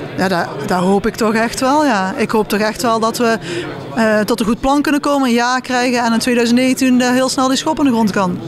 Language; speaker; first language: Dutch; native; Dutch